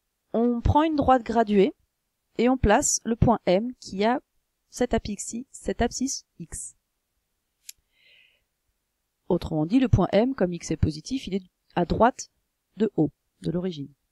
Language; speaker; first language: French; native; French